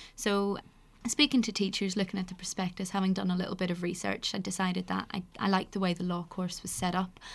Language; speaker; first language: English; native; English